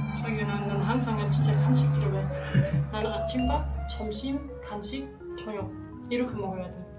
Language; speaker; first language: Korean; non-native, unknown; German